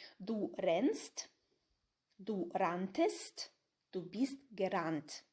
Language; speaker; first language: German; non-native, fluent; Ukrainian